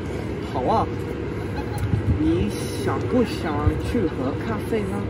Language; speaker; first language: Chinese; non-native, learner; English